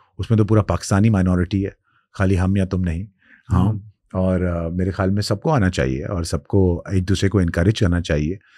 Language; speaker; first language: Urdu; non-native, local second language; Sindhi